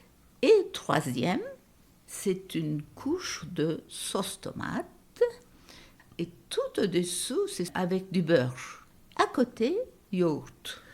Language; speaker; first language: French; non-native, fluent; Turkish